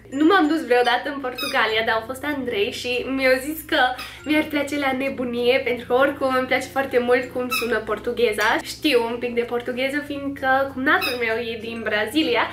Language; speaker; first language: Romanian; non-native, fluent; English